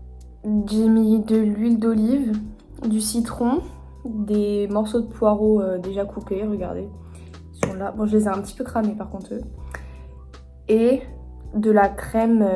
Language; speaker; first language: French; native; French